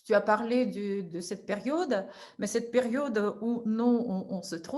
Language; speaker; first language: French; non-native, fluent; Russian